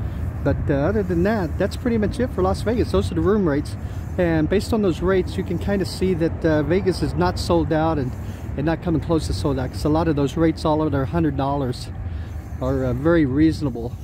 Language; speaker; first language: English; native; English